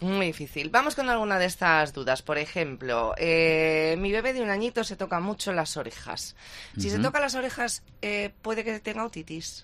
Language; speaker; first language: Spanish; native; Spanish